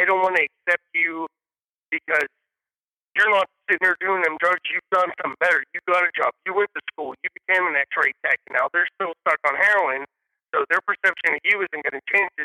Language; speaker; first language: English; native; English